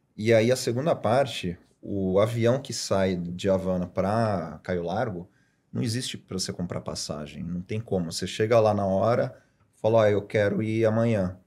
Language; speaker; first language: Portuguese; early bilingual, other home language; German